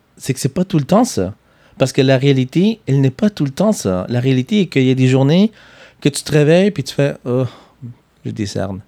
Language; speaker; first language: French; non-native, fluent; Spanish